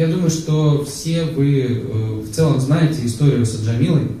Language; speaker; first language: Russian; native; Russian